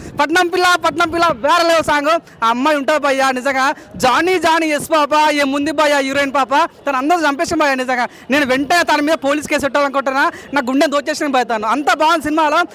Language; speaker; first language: Telugu; native; Telugu